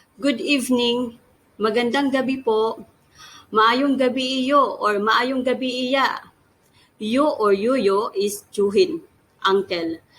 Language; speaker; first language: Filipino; non-native, local second language; Cebuano